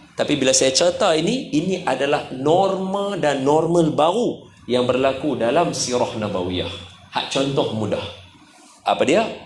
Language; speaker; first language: Malay; native; Malay